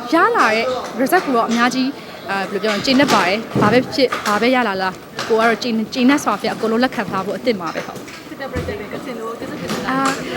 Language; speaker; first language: Burmese; non-native, local second language; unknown